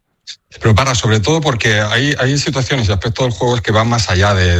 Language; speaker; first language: Spanish; native; Spanish